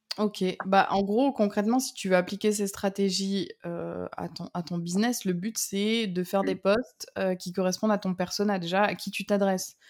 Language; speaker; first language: French; native; French